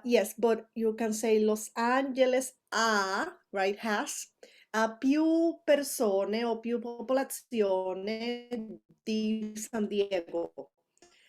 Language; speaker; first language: Italian; non-native, fluent; Spanish